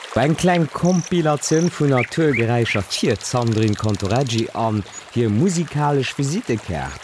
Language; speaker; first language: Luxembourgish; native; Luxembourgish